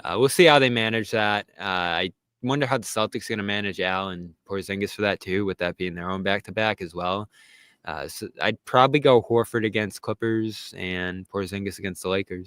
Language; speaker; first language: English; native; English